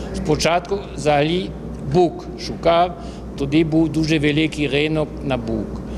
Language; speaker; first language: Ukrainian; non-native, fluent; French